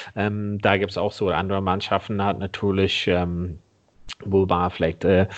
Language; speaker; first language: German; non-native, fluent; English